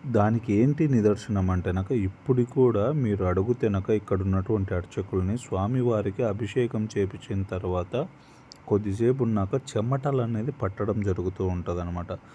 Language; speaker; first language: Telugu; native; Telugu